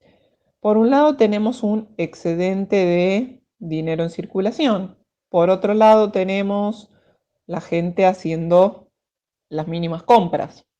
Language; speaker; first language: Spanish; native; Spanish